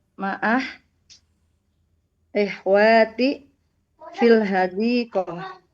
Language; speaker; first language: Arabic; non-native, learner; Indonesian